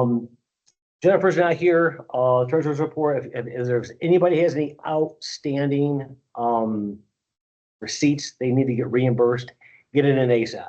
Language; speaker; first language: English; native; English